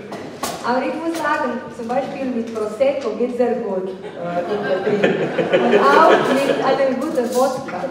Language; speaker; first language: German; non-native, fluent; Slovenian